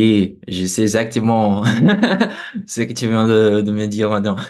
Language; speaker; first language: French; non-native, fluent; Portuguese